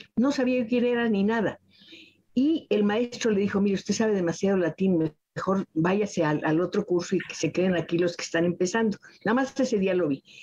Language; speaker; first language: Spanish; native; Spanish